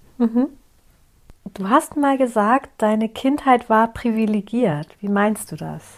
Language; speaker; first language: German; early bilingual, other home language; Turkish